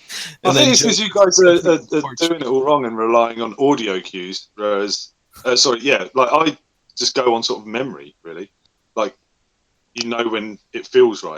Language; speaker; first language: English; native; English